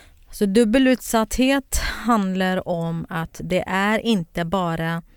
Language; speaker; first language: Swedish; non-native, fluent; Kurdish